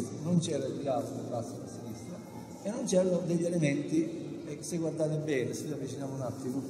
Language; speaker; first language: Italian; native; Italian